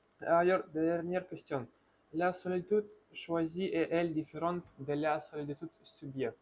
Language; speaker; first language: French; non-native, learner; Russian